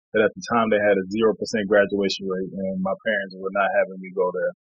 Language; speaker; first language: English; native; English